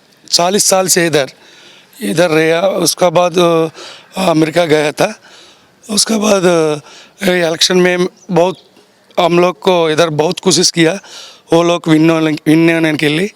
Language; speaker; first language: Hindi; non-native, local second language; Telugu